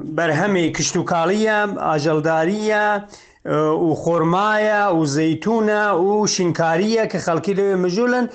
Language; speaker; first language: Central Kurdish; non-native, local second language; Southern Kurdish